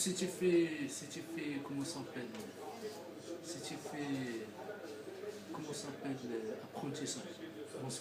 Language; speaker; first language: French; non-native, learner; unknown